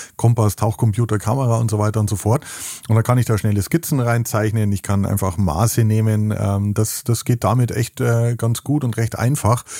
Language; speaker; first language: German; native; German